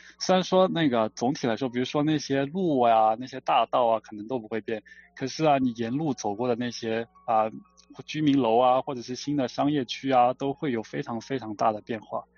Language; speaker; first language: Chinese; native; Chinese